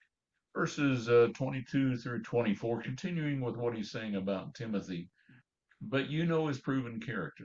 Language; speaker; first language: English; native; English